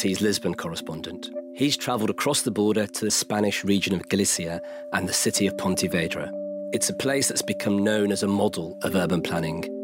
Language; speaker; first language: English; native; English